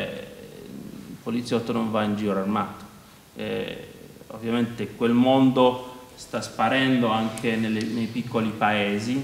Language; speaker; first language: Italian; non-native, fluent; Maltese